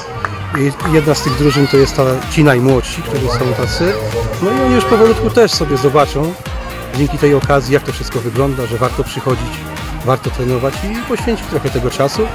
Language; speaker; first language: Polish; native; Polish